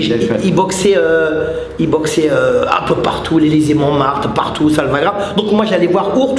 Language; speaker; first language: French; native; French